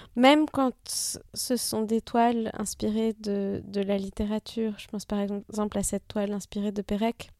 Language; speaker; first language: French; non-native, fluent; Hebrew